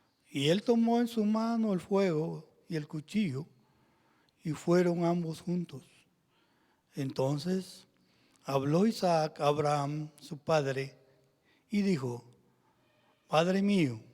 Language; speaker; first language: Spanish; native; Spanish